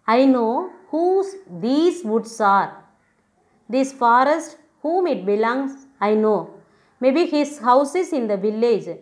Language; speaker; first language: English; non-native, local second language; Tamil